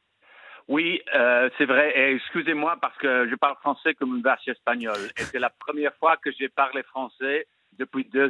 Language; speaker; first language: French; non-native, learner; English